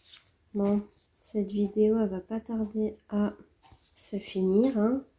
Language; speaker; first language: French; native; French